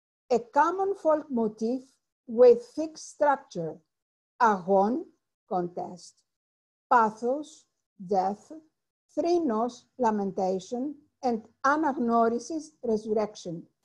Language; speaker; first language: English; non-native, fluent; Greek